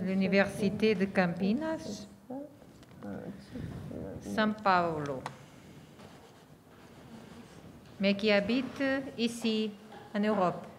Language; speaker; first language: French; non-native, fluent; Portuguese